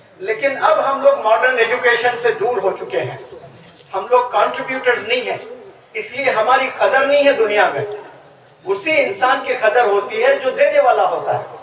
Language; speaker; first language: Urdu; native; Urdu